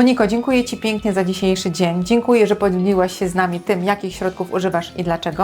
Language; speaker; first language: Polish; native; Polish